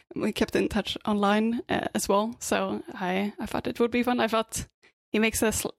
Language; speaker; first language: English; non-native, fluent; Swedish